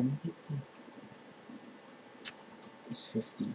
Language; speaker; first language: Filipino; native; Filipino